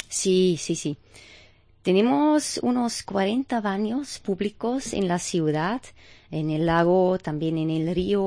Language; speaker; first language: Spanish; non-native, fluent; German